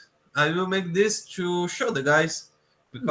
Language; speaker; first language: English; non-native, learner; Portuguese